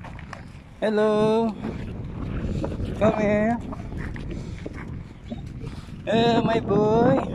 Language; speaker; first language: English; non-native, local second language; Filipino